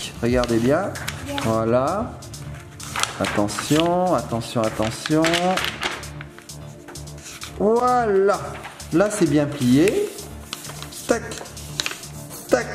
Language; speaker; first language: French; native; French